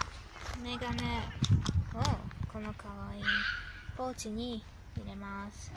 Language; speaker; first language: Japanese; non-native, fluent; German